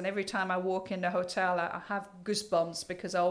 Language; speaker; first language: English; non-native, fluent; French